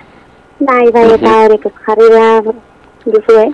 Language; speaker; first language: Basque; non-native, local second language; Spanish